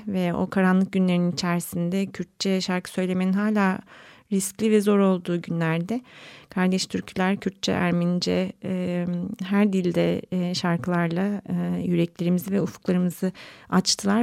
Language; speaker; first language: Turkish; native; Turkish